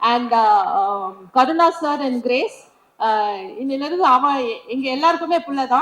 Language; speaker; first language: Tamil; native; Tamil